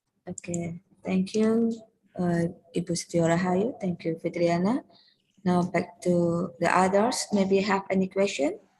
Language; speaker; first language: English; non-native, learner; Indonesian